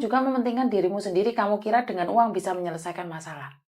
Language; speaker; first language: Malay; non-native, local second language; Javanese